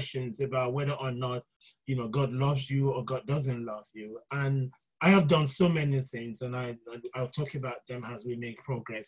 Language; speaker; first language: English; non-native, local second language; Yoruba